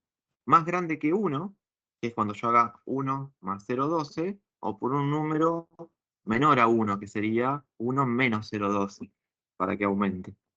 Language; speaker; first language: Spanish; native; Spanish